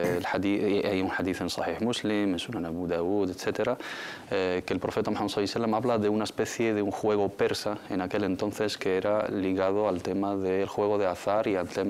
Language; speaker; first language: Spanish; native; Spanish